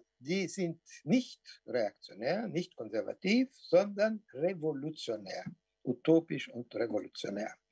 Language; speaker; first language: German; non-native, fluent; Portuguese